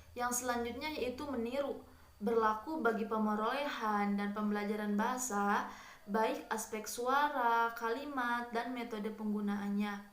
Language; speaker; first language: Indonesian; non-native, local second language; Sundanese